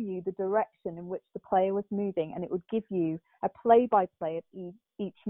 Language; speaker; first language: English; native; English